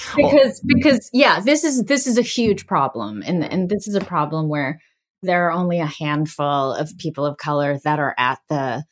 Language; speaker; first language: English; early bilingual, other home language; Bangla